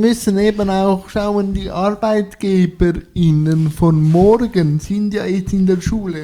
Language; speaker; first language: German; native; German